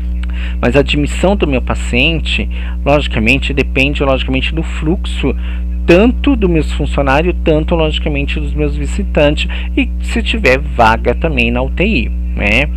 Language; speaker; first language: Portuguese; native; Portuguese